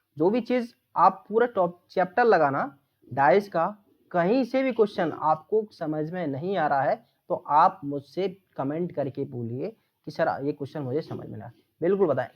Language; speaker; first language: Hindi; native; Hindi